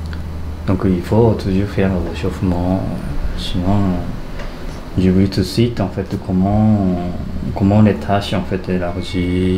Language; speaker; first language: French; non-native, fluent; Japanese